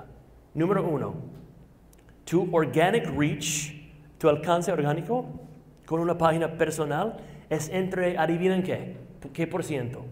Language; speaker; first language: Spanish; non-native, fluent; English